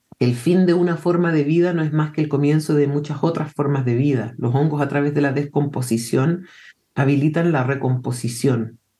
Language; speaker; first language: Spanish; early bilingual, heritage; Spanish